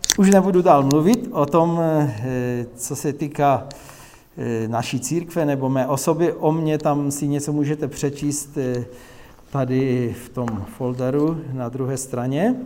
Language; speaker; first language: Czech; non-native, local second language; Polish